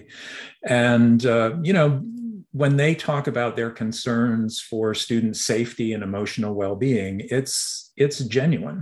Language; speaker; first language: English; native; English